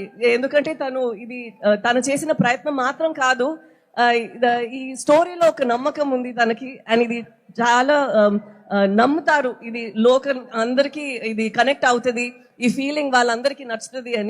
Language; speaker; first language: Telugu; non-native, local second language; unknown